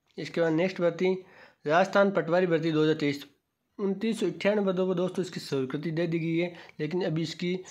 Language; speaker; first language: Hindi; native; Hindi